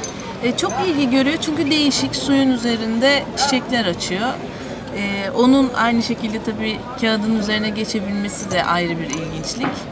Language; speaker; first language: Turkish; native; Turkish